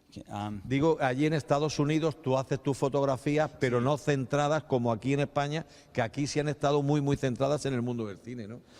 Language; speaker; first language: Spanish; native; Spanish